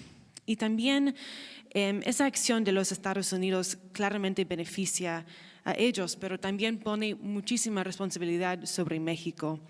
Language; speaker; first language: Spanish; non-native, fluent; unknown